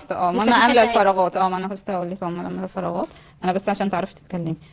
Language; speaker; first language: Arabic; native; Arabic